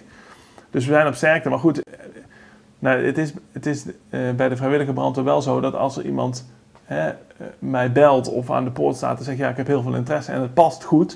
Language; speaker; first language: Dutch; native; Dutch